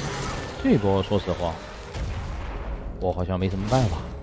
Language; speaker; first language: Chinese; native; Chinese